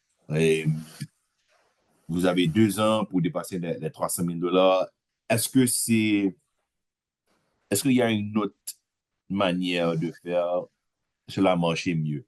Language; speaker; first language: French; non-native, local second language; Haitian Creole